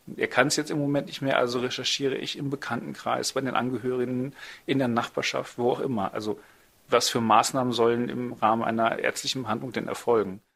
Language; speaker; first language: German; native; German